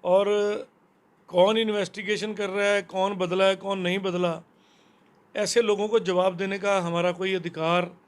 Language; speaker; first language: Hindi; non-native, local second language; Punjabi